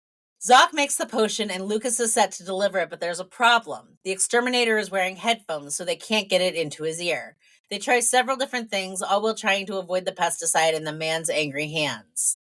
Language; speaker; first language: English; native; English